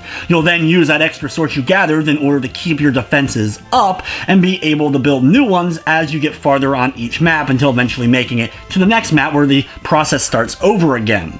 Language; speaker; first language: English; native; English